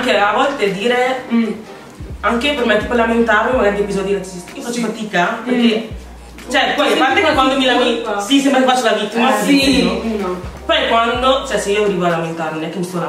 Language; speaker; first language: Italian; early bilingual, other home language; English